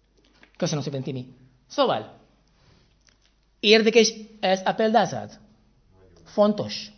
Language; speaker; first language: Hungarian; non-native, fluent; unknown